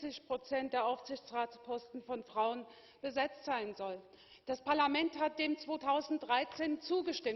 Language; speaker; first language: German; native; German